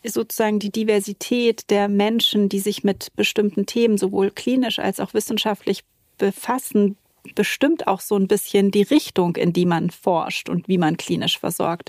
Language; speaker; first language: German; native; German